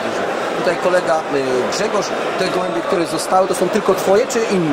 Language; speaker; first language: Polish; native; Polish